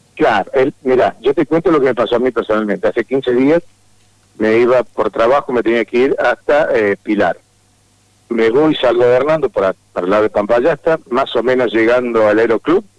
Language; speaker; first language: Spanish; native; Spanish